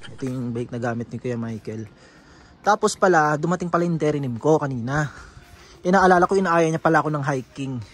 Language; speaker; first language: Filipino; native; Filipino